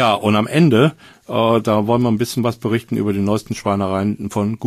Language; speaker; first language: German; native; German